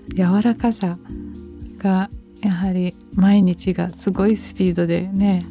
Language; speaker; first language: Japanese; early bilingual, heritage; Japanese